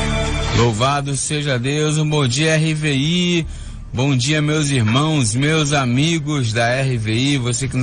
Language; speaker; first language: Portuguese; native; Portuguese